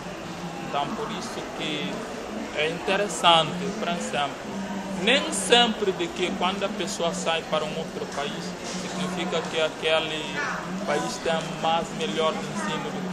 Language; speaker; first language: Portuguese; non-native, local second language; Upper Guinea Crioulo